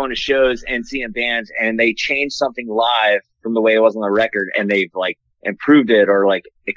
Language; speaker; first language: English; native; English